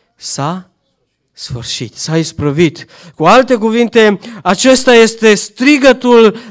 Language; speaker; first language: Romanian; non-native, fluent; Albanian